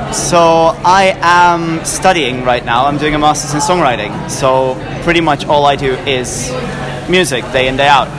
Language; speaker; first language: English; non-native, fluent; Dutch